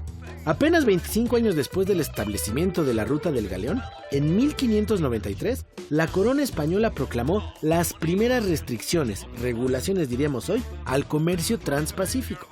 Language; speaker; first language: Spanish; native; Spanish